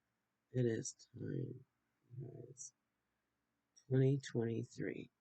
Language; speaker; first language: English; native; English